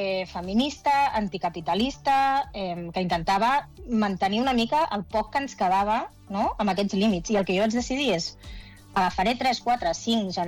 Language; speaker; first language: Catalan; native; Catalan